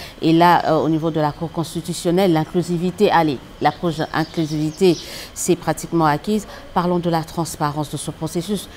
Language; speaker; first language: French; non-native, local second language; Lingala